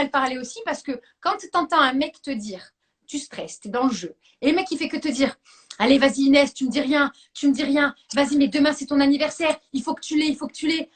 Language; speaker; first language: French; native; French